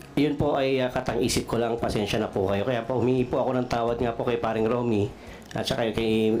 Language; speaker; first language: Filipino; non-native, local second language; Cebuano